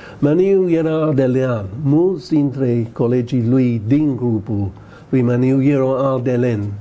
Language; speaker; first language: Romanian; non-native, fluent; English